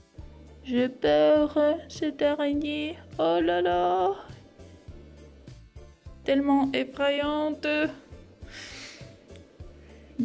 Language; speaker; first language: French; non-native, fluent; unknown